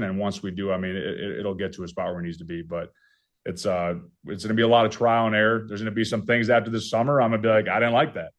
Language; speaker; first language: English; native; English